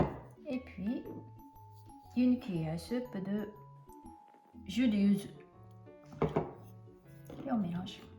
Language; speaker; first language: French; non-native, fluent; Japanese